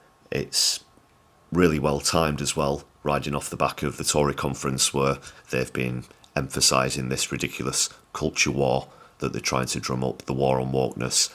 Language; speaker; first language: English; native; English